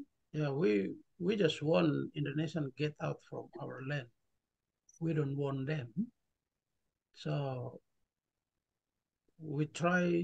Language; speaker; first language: English; non-native, learner; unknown